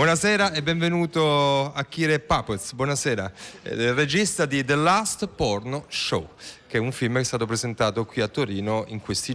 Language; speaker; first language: Italian; native; Italian